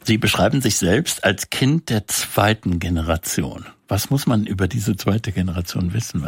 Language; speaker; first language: German; native; German